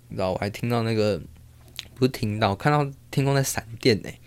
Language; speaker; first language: Chinese; non-native, local second language; Min Nan Chinese